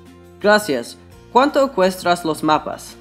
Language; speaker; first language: Spanish; non-native, learner; English